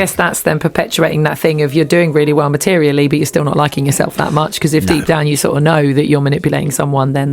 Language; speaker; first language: English; native; English